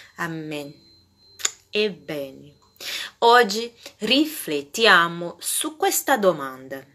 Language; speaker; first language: Italian; non-native, fluent; Portuguese